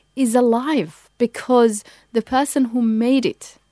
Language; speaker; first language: English; non-native, local second language; Somali